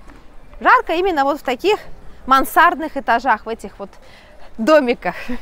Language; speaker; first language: Russian; native; Russian